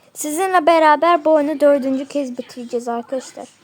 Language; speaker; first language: Turkish; native; Turkish